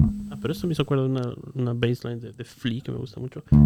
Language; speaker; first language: Spanish; native; Spanish